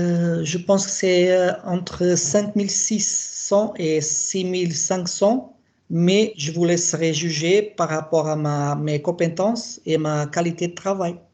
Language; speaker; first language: French; non-native, learner; Portuguese